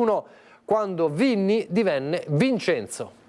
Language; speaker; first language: Italian; native; Italian